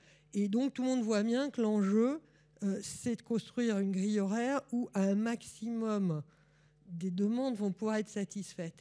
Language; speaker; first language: French; native; French